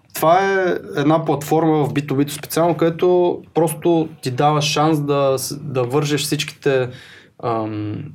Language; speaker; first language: Bulgarian; native; Bulgarian